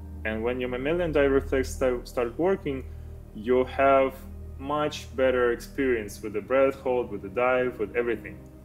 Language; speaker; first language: English; non-native, fluent; Ukrainian